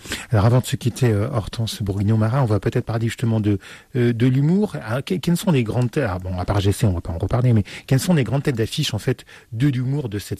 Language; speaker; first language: French; native; French